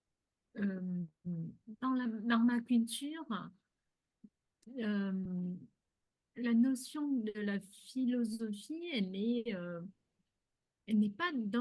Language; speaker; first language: French; non-native, fluent; Vietnamese